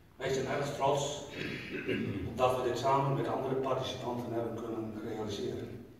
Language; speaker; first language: Dutch; native; Dutch